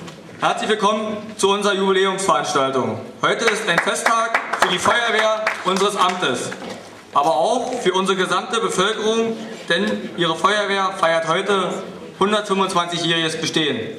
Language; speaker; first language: German; native; German